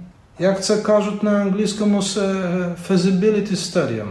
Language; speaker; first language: Ukrainian; non-native, fluent; Polish